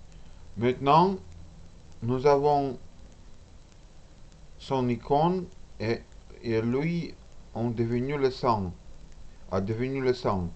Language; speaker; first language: French; non-native, learner; Russian